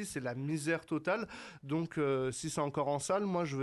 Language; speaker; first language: French; native; French